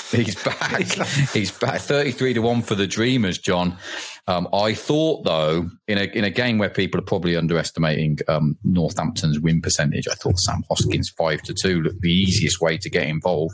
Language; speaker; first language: English; native; English